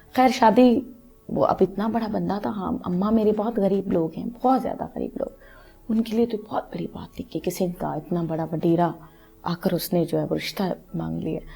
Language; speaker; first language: Urdu; non-native, local second language; Punjabi